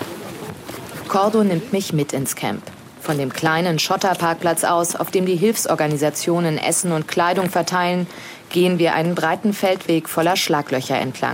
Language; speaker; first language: German; native; German